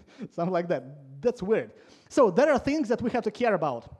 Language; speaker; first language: English; non-native, fluent; Latvian